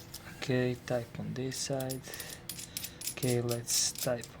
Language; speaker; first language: English; non-native, learner; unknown